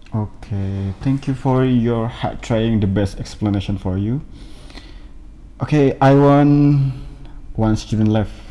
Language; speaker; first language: English; non-native, fluent; Indonesian